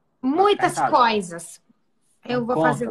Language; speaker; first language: Portuguese; non-native, learner; Italian